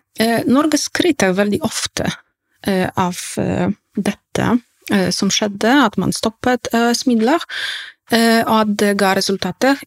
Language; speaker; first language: Norwegian; non-native, fluent; Polish